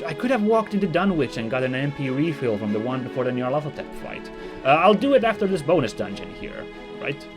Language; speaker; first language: English; native; English